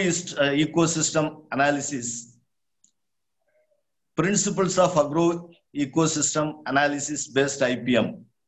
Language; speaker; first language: English; non-native, local second language; Tamil